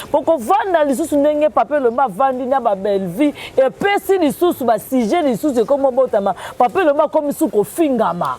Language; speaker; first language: Lingala; native; Lingala